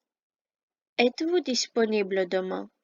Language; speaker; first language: French; non-native, fluent; Armenian